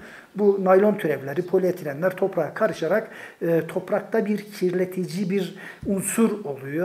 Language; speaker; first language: Turkish; native; Turkish